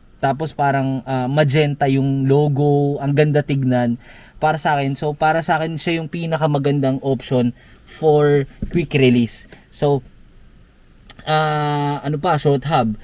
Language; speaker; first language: Filipino; native; Filipino